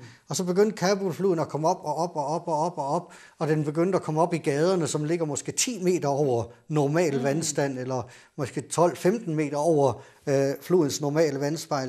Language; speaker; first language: Danish; native; Danish